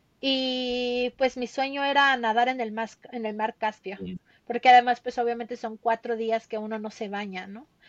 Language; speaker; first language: Spanish; native; Spanish